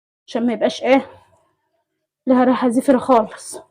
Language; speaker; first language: Arabic; native; Arabic